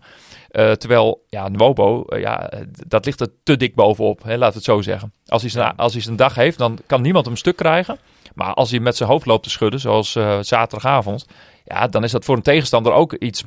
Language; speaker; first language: Dutch; native; Dutch